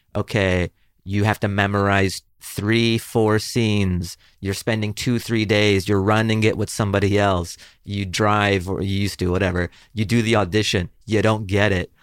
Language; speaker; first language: English; native; English